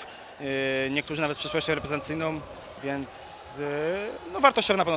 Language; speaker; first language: Polish; native; Polish